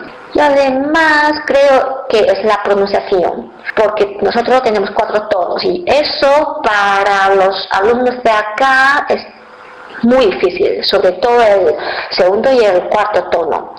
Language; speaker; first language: Spanish; non-native, fluent; Chinese